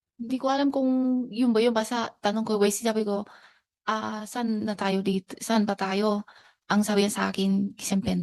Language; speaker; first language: Filipino; non-native, learner; Chinese